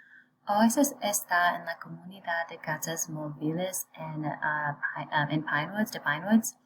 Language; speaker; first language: Spanish; non-native, learner; English